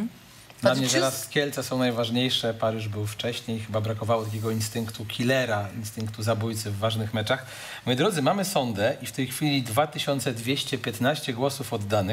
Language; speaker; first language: Polish; native; Polish